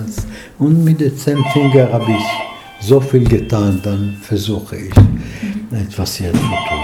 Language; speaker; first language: German; non-native, fluent; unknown